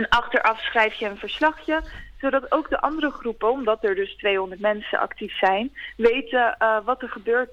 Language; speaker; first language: Dutch; native; Dutch